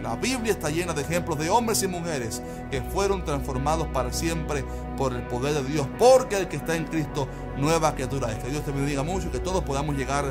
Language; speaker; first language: Spanish; native; Spanish